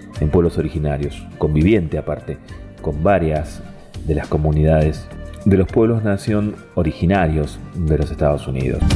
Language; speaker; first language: Spanish; native; Spanish